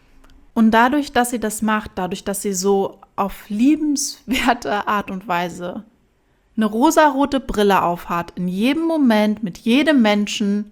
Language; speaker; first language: German; native; German